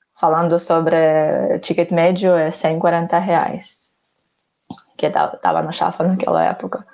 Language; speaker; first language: Portuguese; non-native, fluent; Ukrainian